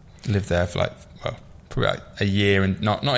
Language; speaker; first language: English; native; English